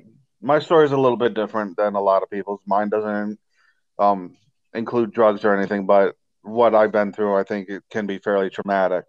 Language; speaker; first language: English; native; English